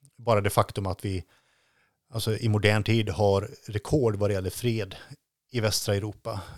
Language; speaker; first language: Swedish; native; Swedish